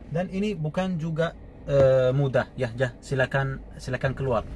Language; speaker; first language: Indonesian; non-native, fluent; Arabic